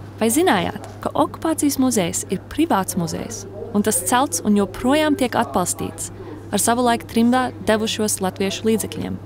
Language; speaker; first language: Latvian; early bilingual, heritage; Latvian